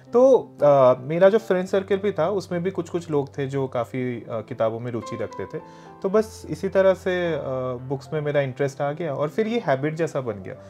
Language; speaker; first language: Hindi; non-native, local second language; Bangla